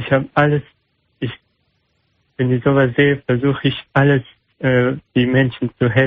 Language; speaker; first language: German; non-native, learner; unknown